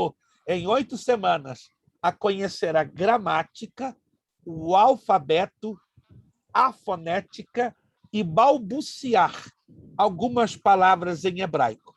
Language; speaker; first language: Portuguese; native; Portuguese